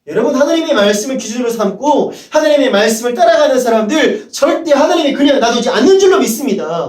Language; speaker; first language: Korean; native; Korean